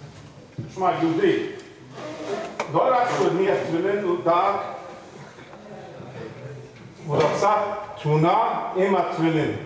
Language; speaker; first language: Hebrew; non-native, fluent; English